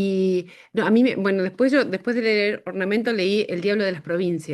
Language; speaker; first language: Spanish; native; Spanish